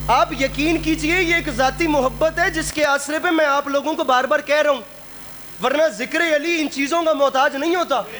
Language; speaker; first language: Urdu; non-native, local second language; Punjabi